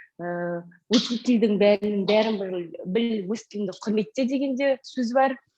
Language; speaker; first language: Kazakh; native; Kazakh